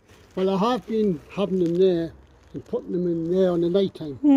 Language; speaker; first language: English; native; English